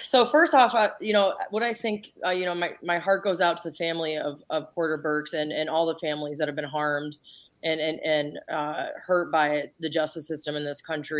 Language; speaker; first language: English; native; English